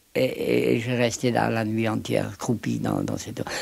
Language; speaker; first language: French; native; French